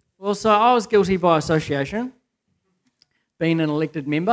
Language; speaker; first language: English; native; English